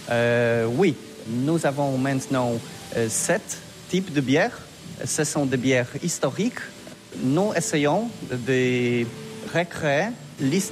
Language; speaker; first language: French; non-native, learner; Polish